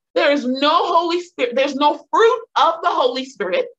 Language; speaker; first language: English; native; English